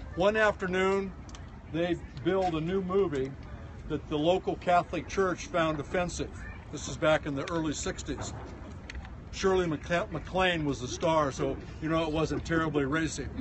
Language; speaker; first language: English; native; English